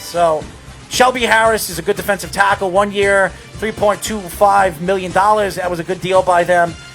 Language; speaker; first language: English; native; English